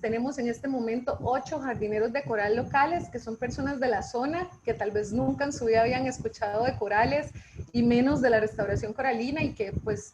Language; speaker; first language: Spanish; native; Spanish